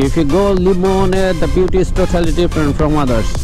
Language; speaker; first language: English; non-native, learner; Bangla